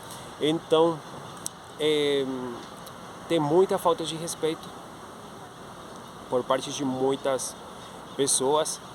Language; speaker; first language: Portuguese; non-native, fluent; Spanish